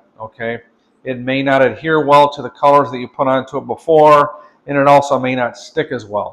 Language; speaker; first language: English; native; English